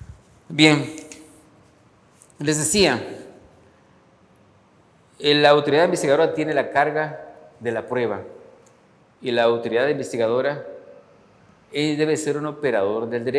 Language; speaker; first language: Spanish; native; Spanish